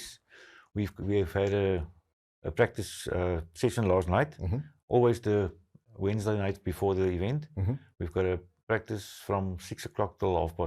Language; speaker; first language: English; non-native, local second language; Afrikaans